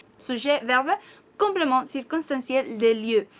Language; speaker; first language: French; non-native, fluent; Spanish